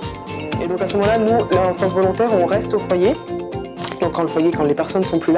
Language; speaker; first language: French; native; French